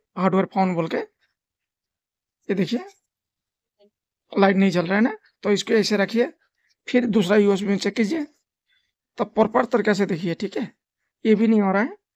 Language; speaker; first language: Hindi; non-native, local second language; Nepali